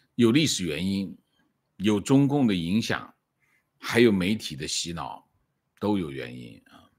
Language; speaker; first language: Chinese; native; Chinese